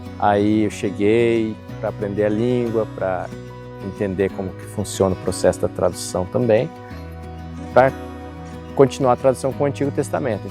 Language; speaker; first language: Portuguese; native; Portuguese